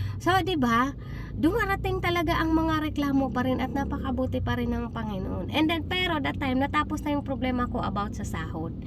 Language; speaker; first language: Filipino; native; Filipino